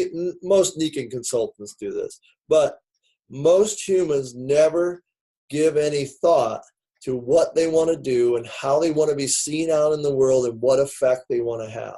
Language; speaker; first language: English; native; English